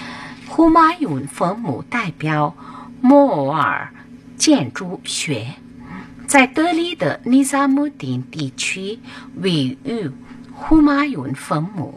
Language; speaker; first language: Chinese; non-native, learner; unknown